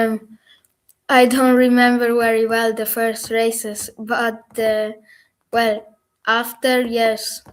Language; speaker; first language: English; non-native, learner; German